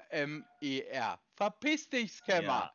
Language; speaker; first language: German; native; German